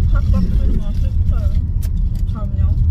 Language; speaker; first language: Korean; non-native, learner; Lao